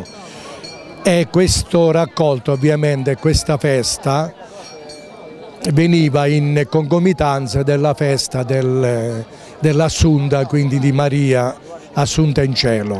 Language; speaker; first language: Italian; native; Italian